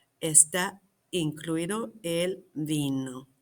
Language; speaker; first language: Spanish; non-native, fluent; English